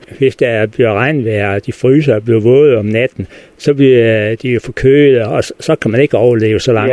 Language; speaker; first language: Danish; native; Danish